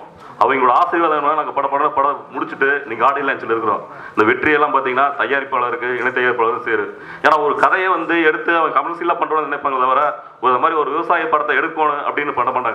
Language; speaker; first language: Tamil; native; Tamil